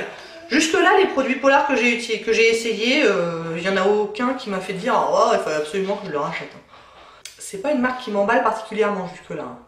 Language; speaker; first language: French; native; French